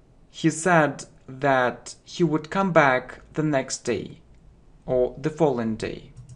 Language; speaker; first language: English; non-native, fluent; Russian